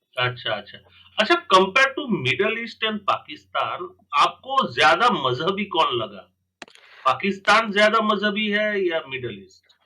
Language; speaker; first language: Hindi; non-native, local second language; Gujarati